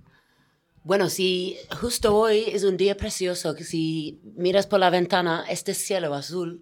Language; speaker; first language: Spanish; non-native, fluent; English